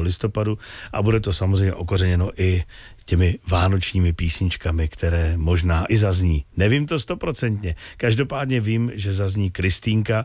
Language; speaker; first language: Czech; native; Czech